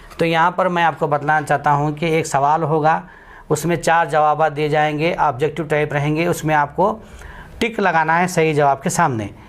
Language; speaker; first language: Urdu; native; Urdu